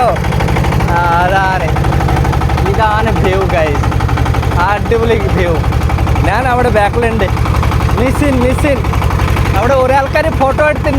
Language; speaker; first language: Malayalam; non-native, learner; Bangla